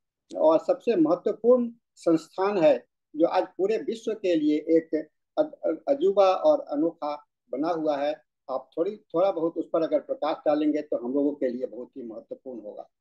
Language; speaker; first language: Hindi; native; Hindi